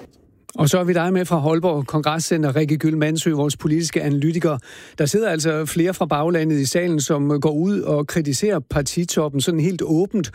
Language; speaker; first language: Danish; native; Danish